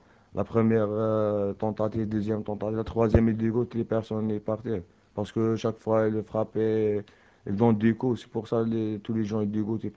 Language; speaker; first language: French; non-native, learner; Arabic